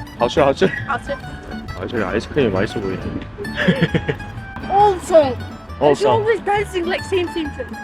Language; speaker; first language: English; non-native, learner; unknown